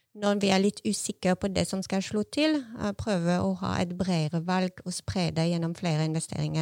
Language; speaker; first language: Norwegian; non-native, fluent; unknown